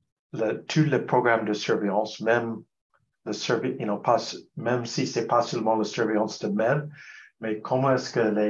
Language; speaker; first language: French; non-native, fluent; English